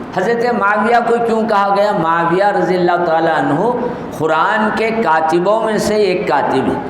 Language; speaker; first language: Urdu; native; Urdu